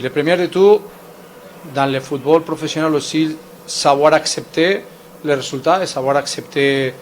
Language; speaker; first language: French; non-native, fluent; Spanish